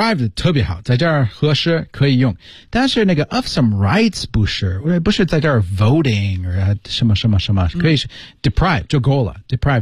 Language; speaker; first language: Chinese; non-native, fluent; English